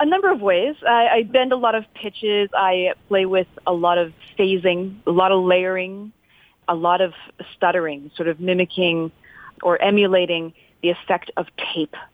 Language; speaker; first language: English; non-native, local second language; French